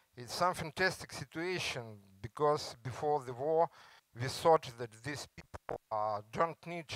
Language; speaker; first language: English; non-native, learner; Ukrainian